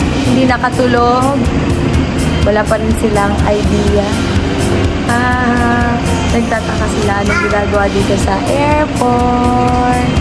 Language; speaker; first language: Filipino; native; Filipino